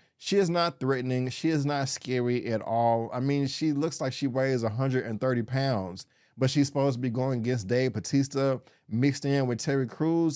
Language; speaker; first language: English; native; English